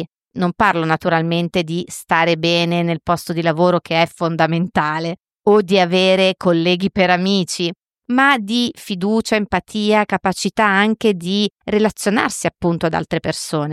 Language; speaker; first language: Italian; native; Italian